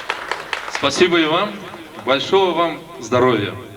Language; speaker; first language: Russian; non-native, local second language; Uzbek